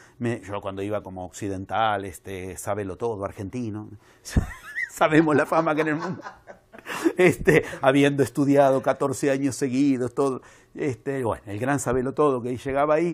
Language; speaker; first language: Spanish; native; Spanish